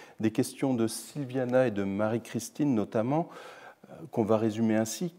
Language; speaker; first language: French; native; French